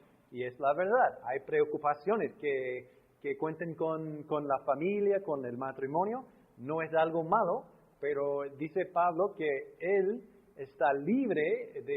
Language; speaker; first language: Spanish; non-native, fluent; English